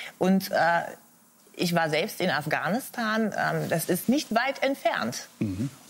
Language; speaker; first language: German; early bilingual, other home language; Arabic